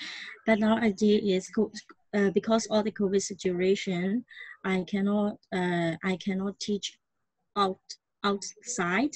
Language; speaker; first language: English; non-native, learner; Burmese